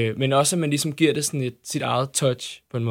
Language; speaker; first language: Danish; native; Danish